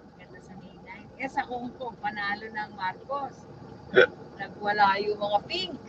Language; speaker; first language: Filipino; non-native, local second language; Bikol